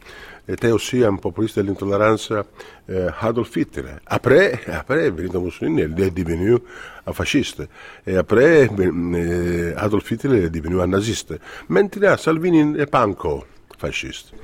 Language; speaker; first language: French; non-native, fluent; Italian